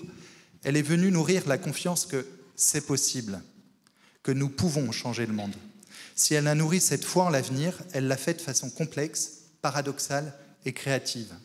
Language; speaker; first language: French; native; French